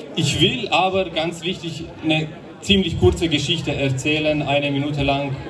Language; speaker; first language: German; native; German